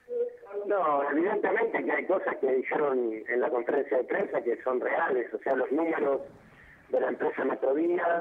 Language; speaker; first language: Spanish; native; Spanish